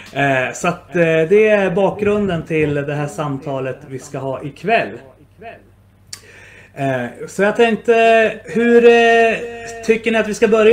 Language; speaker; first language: Swedish; native; Swedish